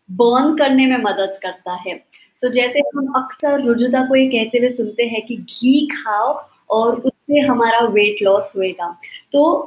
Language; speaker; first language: Hindi; native; Hindi